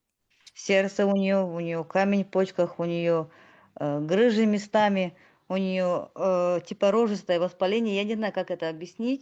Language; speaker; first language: Russian; native; Russian